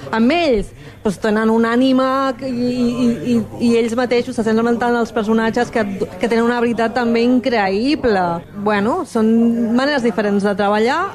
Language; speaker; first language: Catalan; non-native, local second language; Spanish